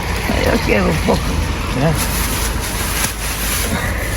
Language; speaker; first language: Spanish; non-native, learner; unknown